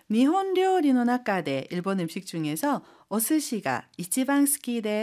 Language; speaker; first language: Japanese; non-native, fluent; Korean